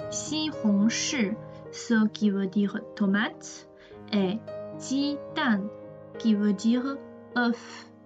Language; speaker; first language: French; non-native, fluent; Chinese